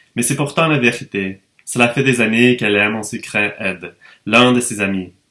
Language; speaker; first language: French; non-native, fluent; English